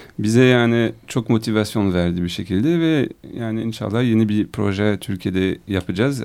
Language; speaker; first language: Turkish; non-native, learner; French